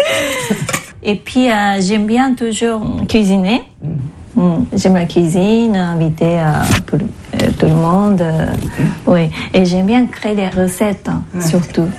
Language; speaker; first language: French; non-native, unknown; Japanese